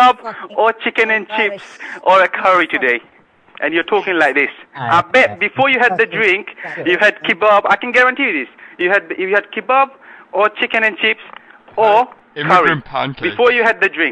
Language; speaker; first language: English; non-native, local second language; Bangla